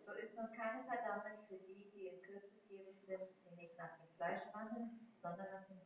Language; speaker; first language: German; non-native, fluent; Russian